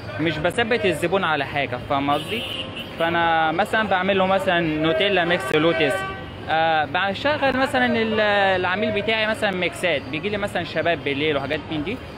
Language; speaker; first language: Egyptian Arabic; native; Egyptian Arabic